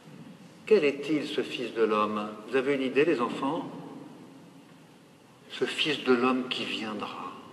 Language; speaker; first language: French; native; French